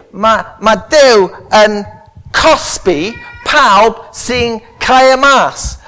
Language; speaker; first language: Welsh; non-native, local second language; English